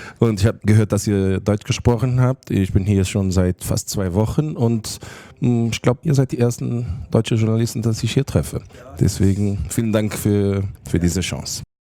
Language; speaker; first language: German; non-native, fluent; Portuguese